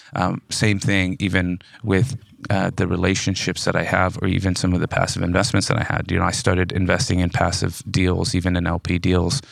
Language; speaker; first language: English; native; English